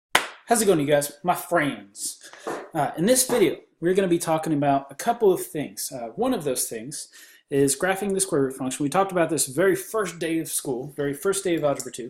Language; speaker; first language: English; native; English